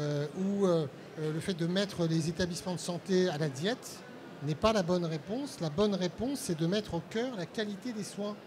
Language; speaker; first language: French; native; French